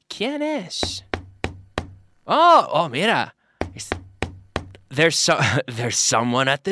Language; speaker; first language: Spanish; non-native, fluent; English